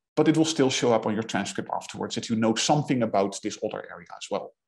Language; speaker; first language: English; non-native, fluent; Dutch